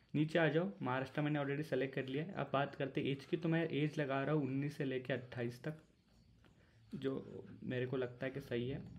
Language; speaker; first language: Hindi; non-native, local second language; Marathi